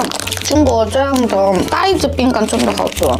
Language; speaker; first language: Chinese; non-native, learner; Korean